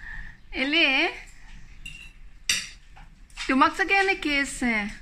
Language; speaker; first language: German; non-native, learner; Cebuano